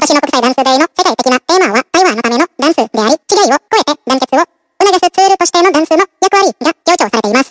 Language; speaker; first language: Japanese; non-native, fluent; Indonesian